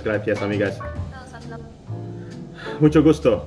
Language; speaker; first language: Spanish; non-native, learner; Indonesian